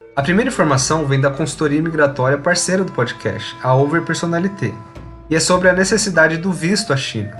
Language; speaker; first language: Portuguese; native; Portuguese